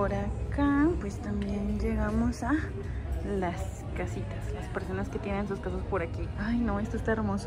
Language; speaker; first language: Spanish; native; Spanish